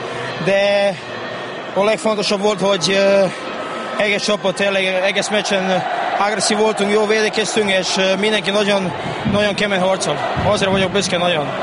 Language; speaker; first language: Hungarian; non-native, learner; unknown